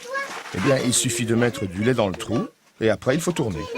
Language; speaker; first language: French; native; French